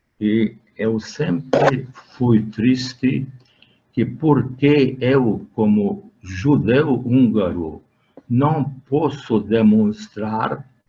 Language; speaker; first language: Portuguese; non-native, fluent; Hungarian